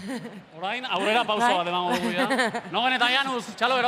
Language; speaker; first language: Basque; native; Basque